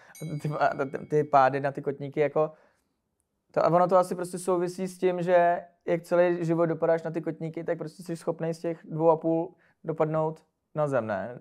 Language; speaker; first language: Czech; native; Czech